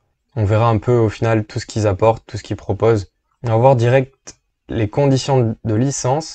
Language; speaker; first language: French; native; French